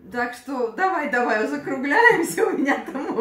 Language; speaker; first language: Russian; native; Russian